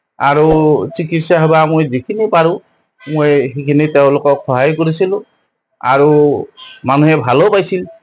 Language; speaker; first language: Assamese; non-native, local second language; Bangla